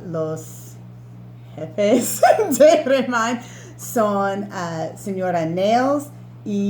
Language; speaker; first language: Spanish; non-native, learner; English